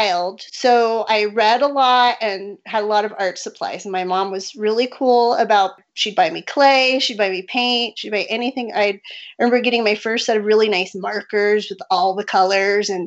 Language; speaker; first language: English; native; English